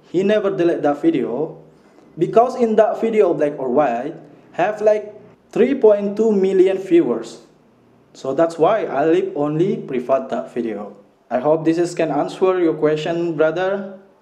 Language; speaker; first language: English; non-native, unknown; Indonesian